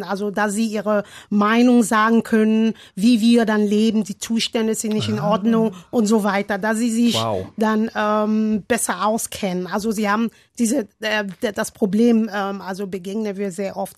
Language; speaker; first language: German; non-native, learner; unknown